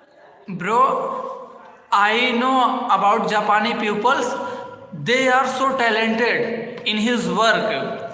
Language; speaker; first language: English; non-native, learner; Hindi